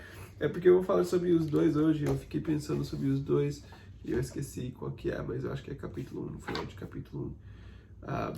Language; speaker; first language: Portuguese; non-native, fluent; English